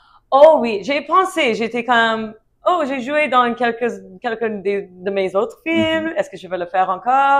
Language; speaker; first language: French; non-native, learner; English